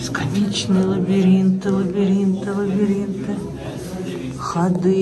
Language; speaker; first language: Russian; native; Russian